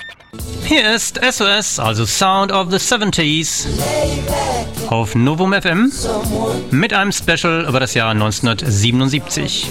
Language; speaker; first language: German; native; German